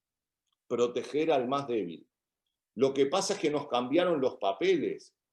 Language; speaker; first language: Spanish; native; Spanish